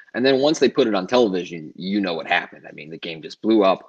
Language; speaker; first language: English; native; English